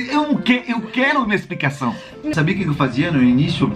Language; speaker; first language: Portuguese; non-native, fluent; French